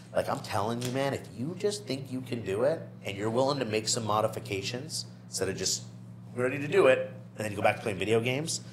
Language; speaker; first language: English; native; English